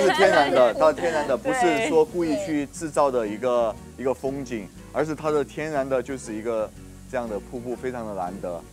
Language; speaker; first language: Chinese; native; Chinese